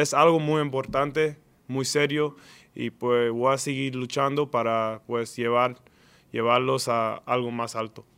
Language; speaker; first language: Spanish; early bilingual, other home language; English